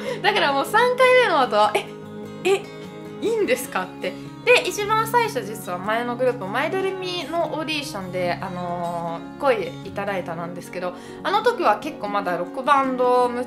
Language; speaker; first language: Japanese; non-native, fluent; Italian